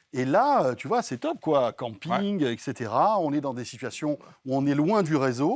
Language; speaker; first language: French; native; French